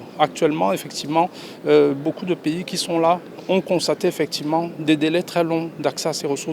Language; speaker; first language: French; non-native, local second language; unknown